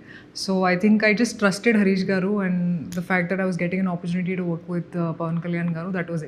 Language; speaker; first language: Telugu; non-native, local second language; Hindi